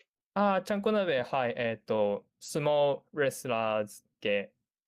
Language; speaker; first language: Chinese; non-native, learner; Japanese